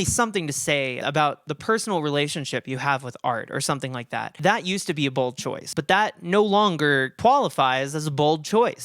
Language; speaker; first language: English; native; English